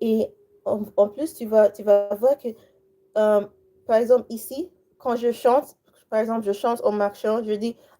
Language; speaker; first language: French; non-native, learner; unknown